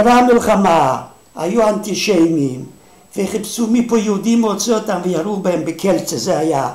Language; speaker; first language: Hebrew; non-native, fluent; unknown